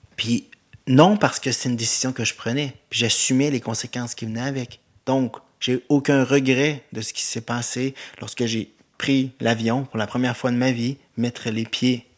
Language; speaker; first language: French; native; French